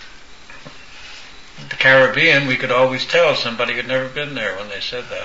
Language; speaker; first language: English; native; English